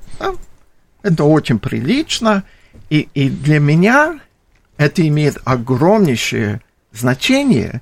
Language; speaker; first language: Russian; non-native, fluent; English